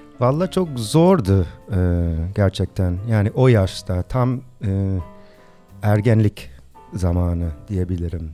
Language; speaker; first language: Turkish; early bilingual, other home language; English